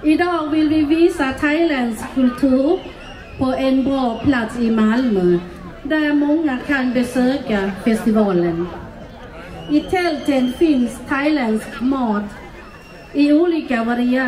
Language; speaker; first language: Swedish; non-native, fluent; Thai